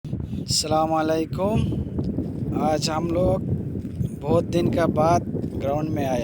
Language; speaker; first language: Hindi; non-native, learner; Bangla